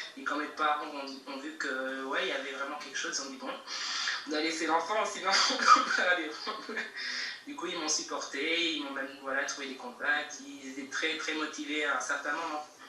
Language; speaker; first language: French; native; French